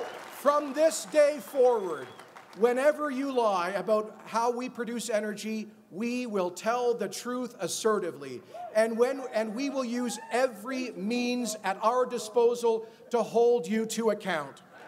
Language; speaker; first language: English; native; English